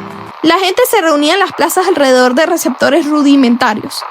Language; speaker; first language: Spanish; native; Spanish